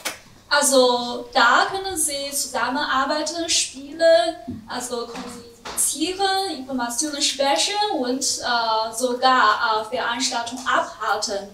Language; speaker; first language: German; non-native, learner; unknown